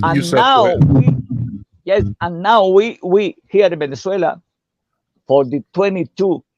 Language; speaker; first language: English; non-native, learner; Spanish